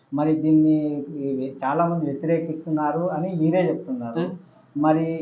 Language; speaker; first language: Telugu; native; Telugu